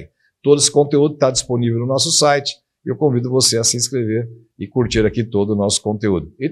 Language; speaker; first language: Portuguese; native; Portuguese